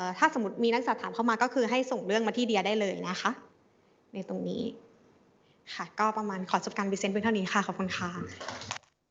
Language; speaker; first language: Thai; native; Thai